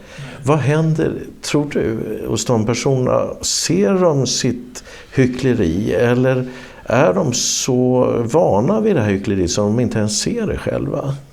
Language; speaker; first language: Swedish; native; Swedish